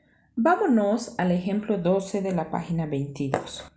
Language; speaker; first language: Spanish; native; Spanish